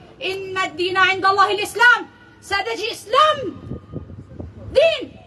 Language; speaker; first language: Turkish; non-native, learner; Arabic